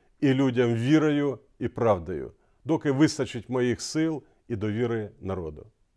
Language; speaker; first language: Ukrainian; non-native, local second language; Russian